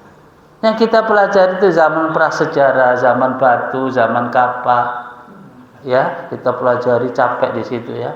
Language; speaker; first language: Indonesian; native; Indonesian